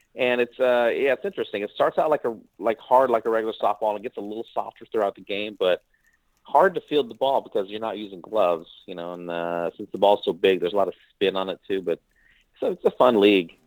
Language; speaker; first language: English; native; English